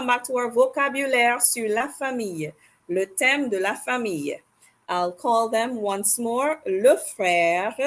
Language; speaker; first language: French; non-native, fluent; English